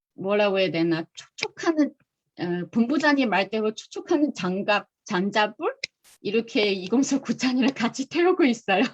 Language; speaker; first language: Korean; non-native, fluent; Chinese